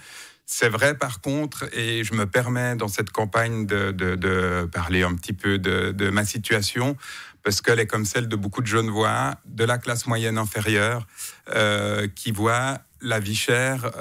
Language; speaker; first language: French; native; French